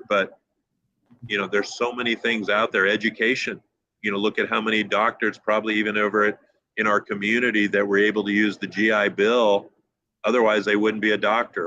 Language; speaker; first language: English; native; English